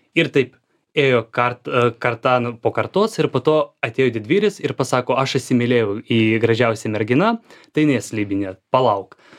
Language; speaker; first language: Lithuanian; non-native, fluent; Ukrainian